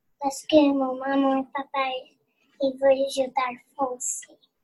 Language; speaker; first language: French; non-native, learner; English